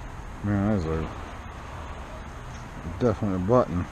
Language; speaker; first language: English; native; English